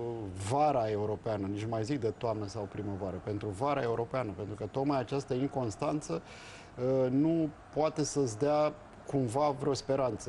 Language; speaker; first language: Romanian; native; Romanian